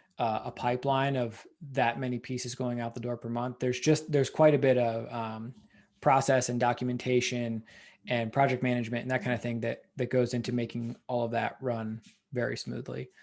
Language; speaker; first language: English; native; English